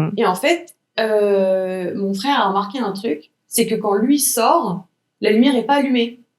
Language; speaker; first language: French; native; French